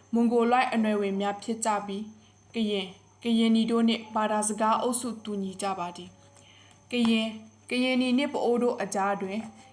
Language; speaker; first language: Burmese; non-native, local second language; Pa'o Karen